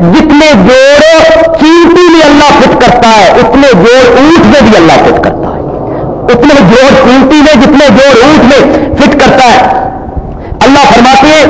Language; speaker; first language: Urdu; non-native, local second language; Punjabi